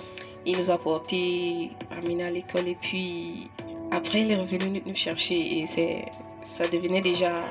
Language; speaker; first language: French; non-native, local second language; English